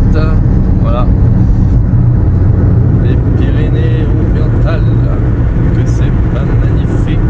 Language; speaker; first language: French; native; French